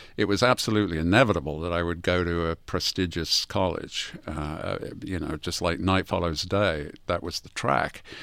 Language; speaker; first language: English; native; English